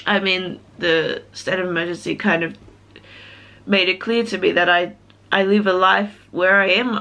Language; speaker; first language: English; native; English